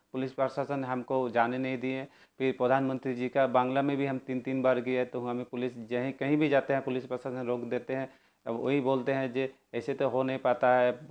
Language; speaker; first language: Hindi; non-native, local second language; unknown